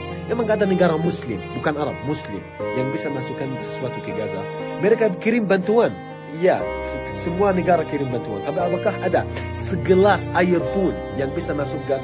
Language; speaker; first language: Indonesian; non-native, fluent; Arabic